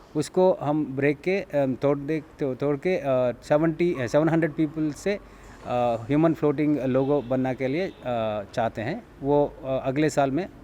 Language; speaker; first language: Hindi; non-native, local second language; Telugu